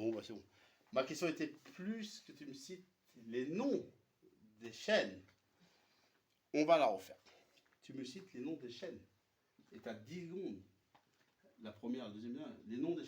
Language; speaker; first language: French; native; French